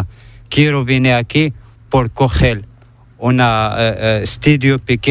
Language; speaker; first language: Spanish; non-native, learner; Arabic